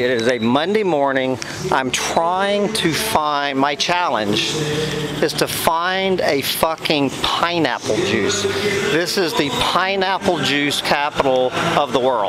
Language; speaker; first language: English; native; English